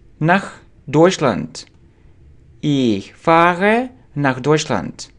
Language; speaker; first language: German; non-native, fluent; Russian